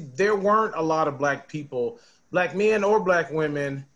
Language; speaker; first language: English; native; English